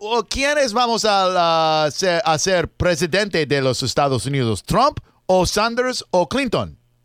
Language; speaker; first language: Spanish; non-native, learner; English